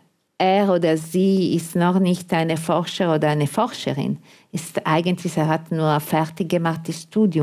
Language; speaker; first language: German; non-native, fluent; Italian